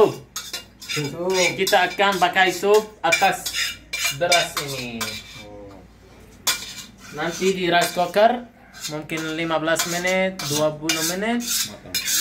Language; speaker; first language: Indonesian; non-native, learner; Arabic